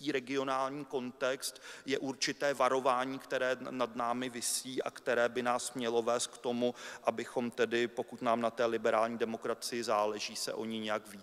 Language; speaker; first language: Czech; native; Czech